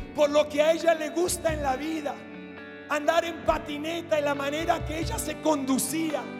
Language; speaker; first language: Spanish; non-native, fluent; English